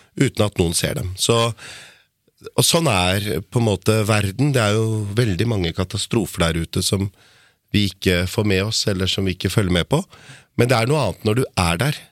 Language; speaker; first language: Norwegian; early bilingual, other home language; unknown